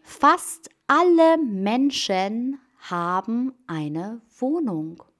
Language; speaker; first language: German; non-native, fluent; Persian